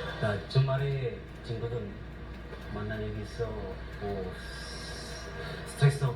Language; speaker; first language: Korean; non-native, learner; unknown